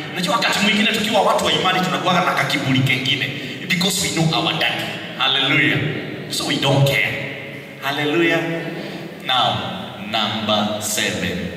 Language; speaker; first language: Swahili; non-native, local second language; Kikuyu